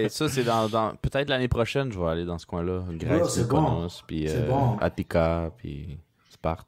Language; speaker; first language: French; native; French